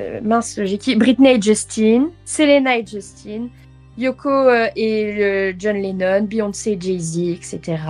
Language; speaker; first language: French; native; French